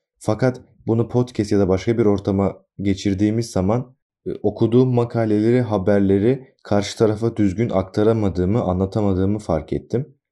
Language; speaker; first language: Turkish; native; Turkish